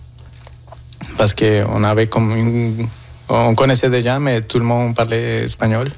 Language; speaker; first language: French; non-native, fluent; Spanish